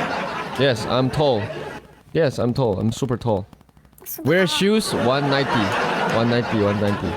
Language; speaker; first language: English; non-native, fluent; Chinese